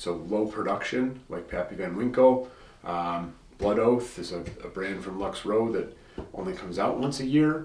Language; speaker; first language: English; native; English